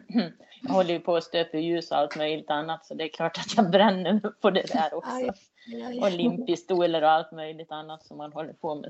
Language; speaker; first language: Swedish; native; Swedish